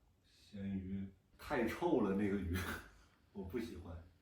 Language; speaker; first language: Chinese; native; Chinese